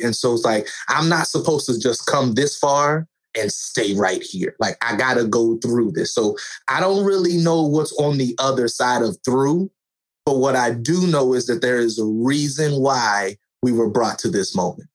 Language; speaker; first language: English; native; English